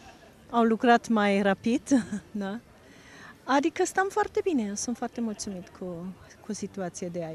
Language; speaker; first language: Romanian; non-native, fluent; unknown